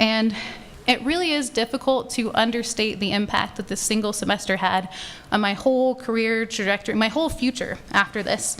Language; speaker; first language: English; native; English